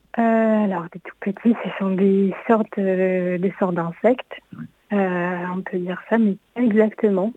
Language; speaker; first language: French; non-native, fluent; Hebrew